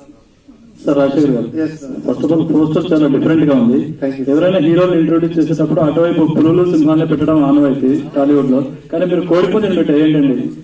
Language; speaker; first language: Telugu; native; Telugu